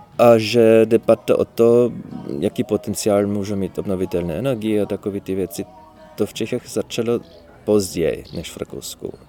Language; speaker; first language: Czech; non-native, fluent; German